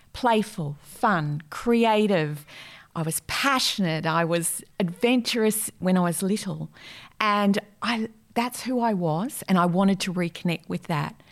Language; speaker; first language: English; native; English